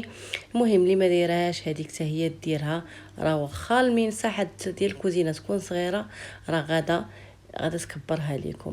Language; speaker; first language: Arabic; native; Arabic